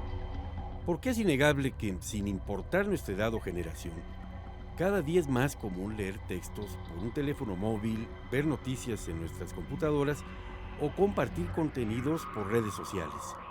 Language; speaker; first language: Spanish; native; Spanish